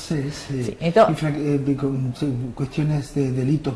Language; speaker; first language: Portuguese; non-native, learner; Spanish